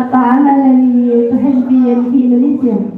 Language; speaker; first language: Arabic; non-native, learner; Indonesian